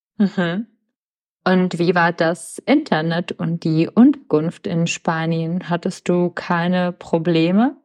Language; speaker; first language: German; non-native, fluent; Czech